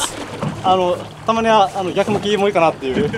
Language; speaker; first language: Japanese; native; Japanese